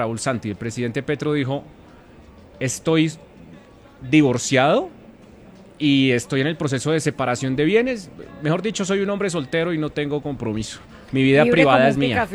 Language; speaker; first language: Spanish; native; Spanish